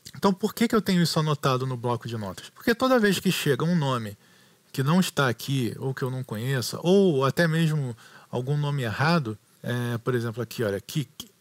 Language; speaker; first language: Portuguese; native; Portuguese